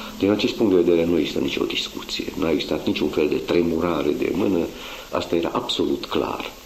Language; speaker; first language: Romanian; non-native, local second language; Hungarian